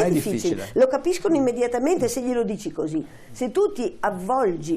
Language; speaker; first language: Italian; native; Italian